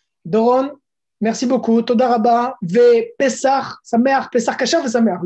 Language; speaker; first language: Hebrew; non-native, fluent; French